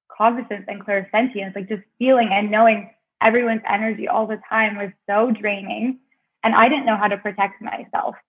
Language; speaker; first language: English; native; English